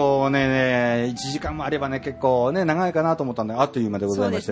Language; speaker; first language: Japanese; native; Japanese